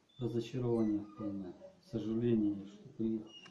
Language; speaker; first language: Russian; native; Russian